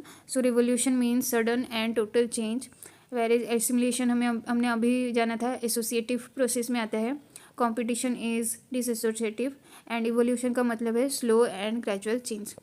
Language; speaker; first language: Hindi; native; Hindi